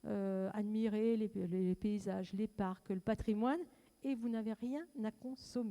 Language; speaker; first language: French; native; French